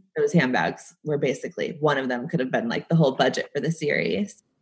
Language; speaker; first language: English; native; English